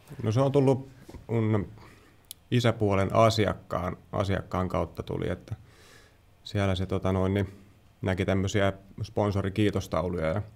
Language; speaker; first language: Finnish; native; Finnish